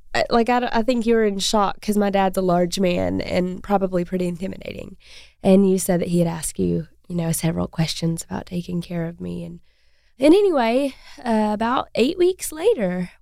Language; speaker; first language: English; native; English